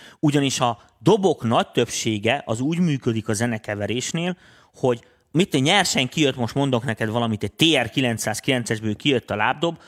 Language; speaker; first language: Hungarian; native; Hungarian